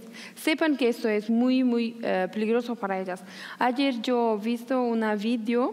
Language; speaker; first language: Spanish; non-native, learner; Persian